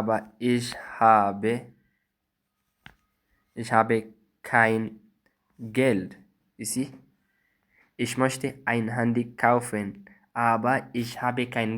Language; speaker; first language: German; non-native, fluent; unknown